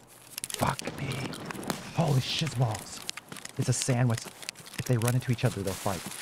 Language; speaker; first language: English; native; English